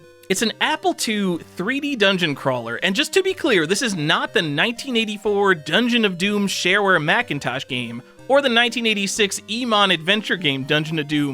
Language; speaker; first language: English; native; English